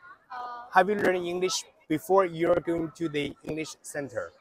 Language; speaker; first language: English; non-native, learner; Chinese